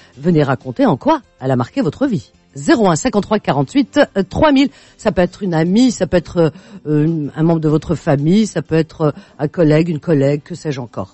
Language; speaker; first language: French; native; French